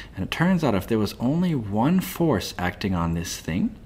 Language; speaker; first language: English; native; English